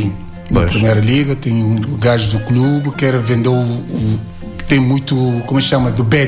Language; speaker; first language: Portuguese; non-native, learner; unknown